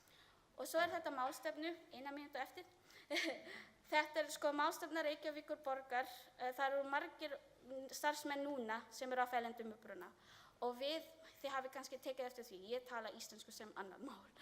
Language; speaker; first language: Icelandic; non-native, learner; Filipino